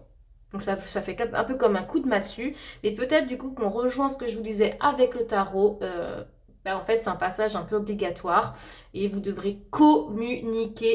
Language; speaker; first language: French; native; French